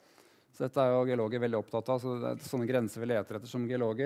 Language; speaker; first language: Norwegian; native; Norwegian